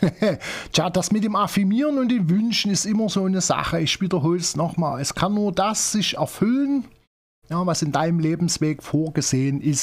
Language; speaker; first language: German; native; German